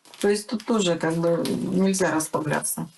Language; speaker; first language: Russian; native; Russian